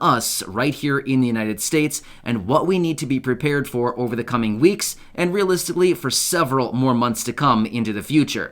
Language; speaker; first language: English; native; English